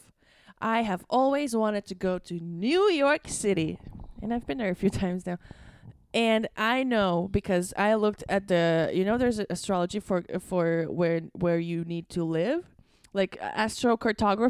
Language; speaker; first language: English; non-native, fluent; Latvian